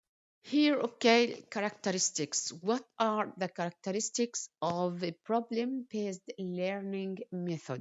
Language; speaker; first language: English; non-native, fluent; Arabic